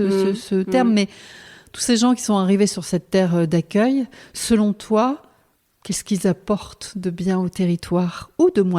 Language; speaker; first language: French; native; French